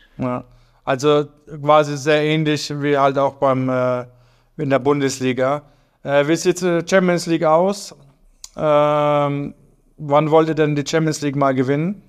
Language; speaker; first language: German; native; German